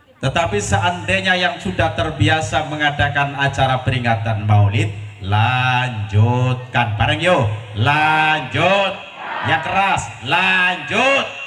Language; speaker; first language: Indonesian; non-native, local second language; Javanese